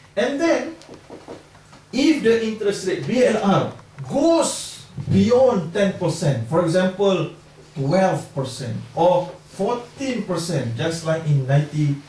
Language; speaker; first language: English; non-native, local second language; Malay